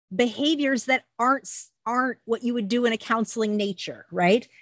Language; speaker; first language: English; native; English